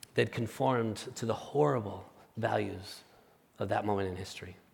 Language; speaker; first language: English; non-native, fluent; Spanish